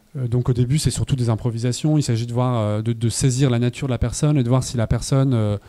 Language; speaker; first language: French; native; French